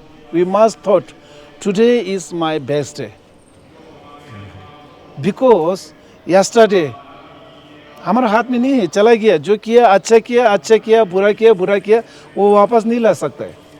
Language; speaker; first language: Hindi; non-native, local second language; Ladakhi